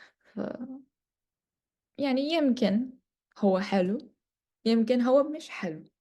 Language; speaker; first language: Egyptian Arabic; non-native, learner; English